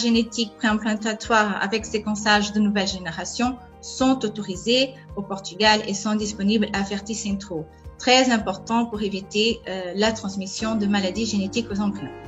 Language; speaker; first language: French; non-native, fluent; Portuguese